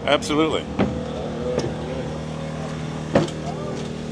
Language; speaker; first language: English; native; English